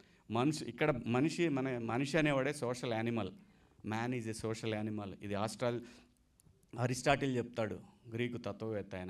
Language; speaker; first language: Telugu; native; Telugu